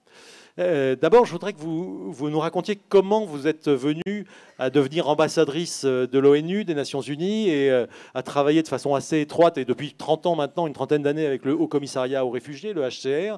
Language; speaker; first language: French; native; French